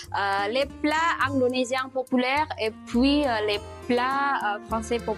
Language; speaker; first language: French; non-native, fluent; Indonesian